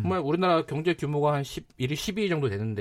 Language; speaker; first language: Korean; native; Korean